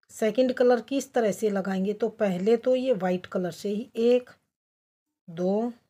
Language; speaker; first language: Hindi; native; Hindi